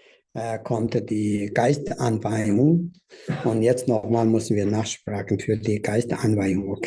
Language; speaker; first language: German; non-native, fluent; Tibetan